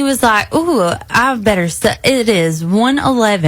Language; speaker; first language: English; native; English